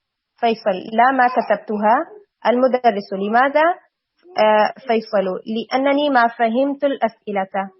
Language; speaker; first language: Arabic; non-native, fluent; Urdu